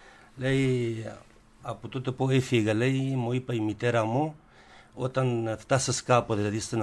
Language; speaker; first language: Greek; non-native, learner; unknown